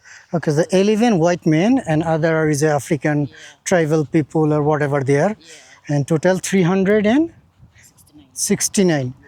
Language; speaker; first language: English; non-native, fluent; Bangla